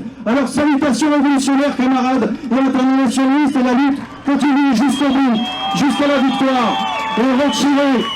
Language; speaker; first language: French; native; French